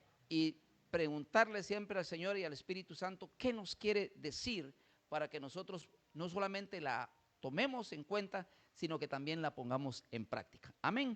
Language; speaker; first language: Spanish; native; Spanish